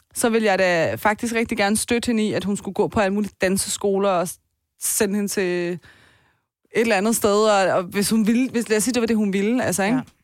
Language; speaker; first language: Danish; early bilingual, other home language; Persian